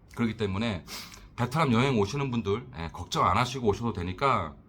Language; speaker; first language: Korean; native; Korean